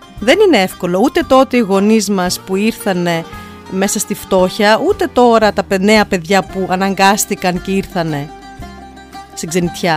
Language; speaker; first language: Greek; early bilingual, heritage; Greek